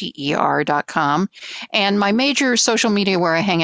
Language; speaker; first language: English; native; English